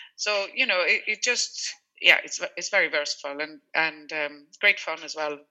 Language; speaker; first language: English; non-native, fluent; Swedish